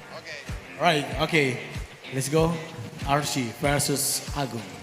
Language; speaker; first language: English; non-native, fluent; Indonesian